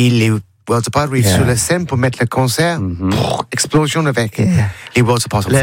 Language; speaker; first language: French; non-native, learner; English